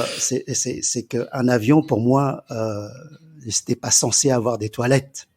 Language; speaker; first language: French; early bilingual, other home language; Chinese